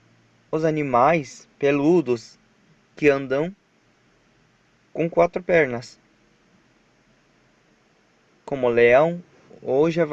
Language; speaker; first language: Portuguese; non-native, fluent; Japanese